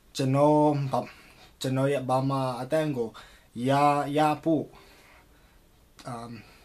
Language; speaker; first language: Burmese; non-native, learner; English